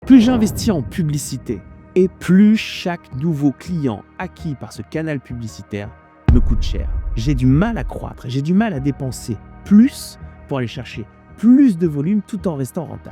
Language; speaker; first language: French; native; French